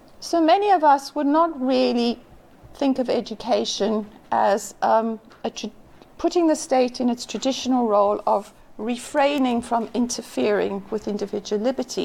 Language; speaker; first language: English; native; English